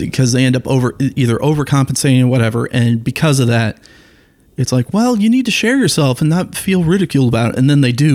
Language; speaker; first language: English; native; English